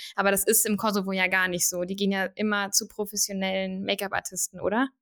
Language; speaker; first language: German; native; German